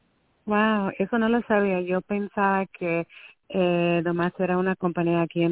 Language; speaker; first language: Spanish; early bilingual, heritage; Spanish